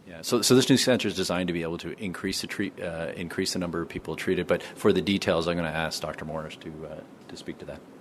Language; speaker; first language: English; native; English